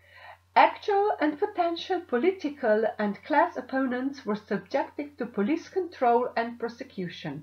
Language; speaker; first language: English; non-native, fluent; Slovenian